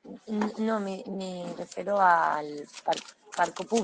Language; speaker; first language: Italian; non-native, learner; Spanish